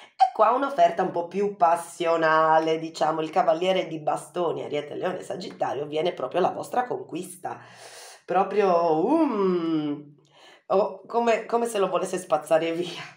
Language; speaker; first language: Italian; native; Italian